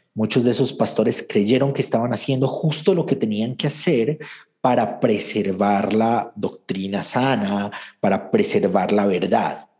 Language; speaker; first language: Spanish; native; Spanish